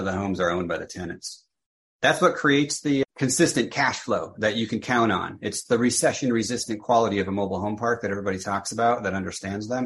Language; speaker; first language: English; native; English